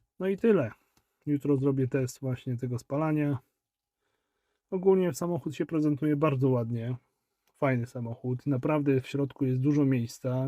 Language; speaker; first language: Polish; native; Polish